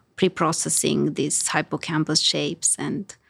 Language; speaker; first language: English; non-native, fluent; Romanian